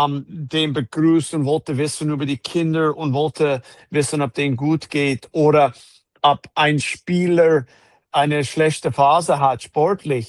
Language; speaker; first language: German; non-native, fluent; English